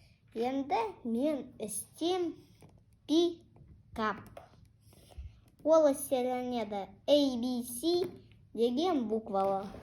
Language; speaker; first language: Kazakh; non-native, local second language; Russian